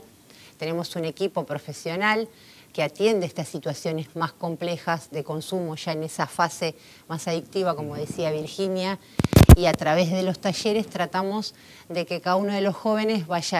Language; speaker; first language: Spanish; native; Spanish